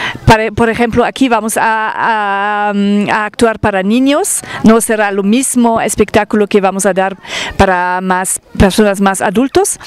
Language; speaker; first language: Spanish; non-native, learner; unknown